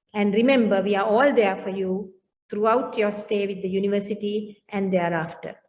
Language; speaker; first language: English; non-native, local second language; Sinhala